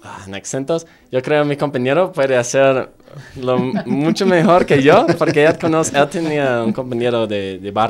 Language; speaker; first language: Spanish; non-native, fluent; English